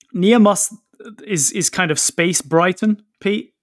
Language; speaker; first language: English; native; English